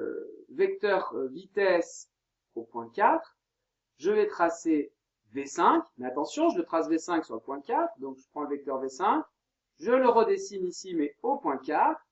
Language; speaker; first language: French; native; French